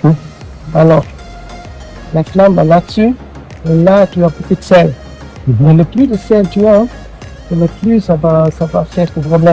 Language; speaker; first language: French; non-native, learner; German